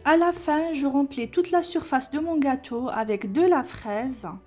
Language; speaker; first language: French; non-native, local second language; Arabic